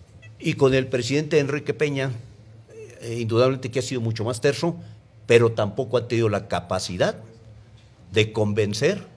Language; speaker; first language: Spanish; native; Spanish